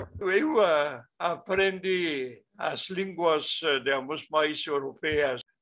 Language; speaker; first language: Portuguese; non-native, fluent; French